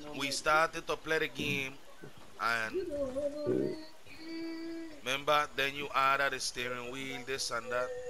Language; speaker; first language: English; early bilingual, other home language; Spanish